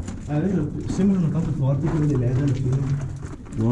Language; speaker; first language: Italian; native; Italian